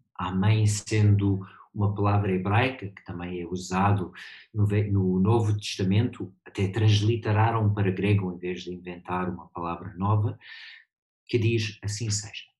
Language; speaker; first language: Portuguese; early bilingual, heritage; Portuguese